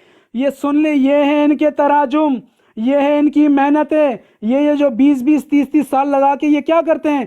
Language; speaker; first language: Urdu; native; Urdu